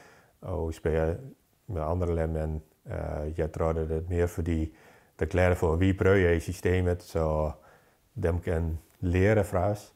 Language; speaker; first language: Danish; non-native, fluent; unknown